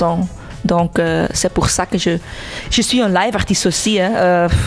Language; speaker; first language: French; non-native, local second language; Dutch